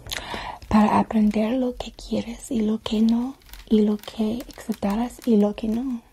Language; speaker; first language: Spanish; non-native, learner; English